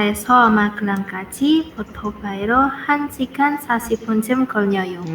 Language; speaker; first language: Korean; non-native, learner; Indonesian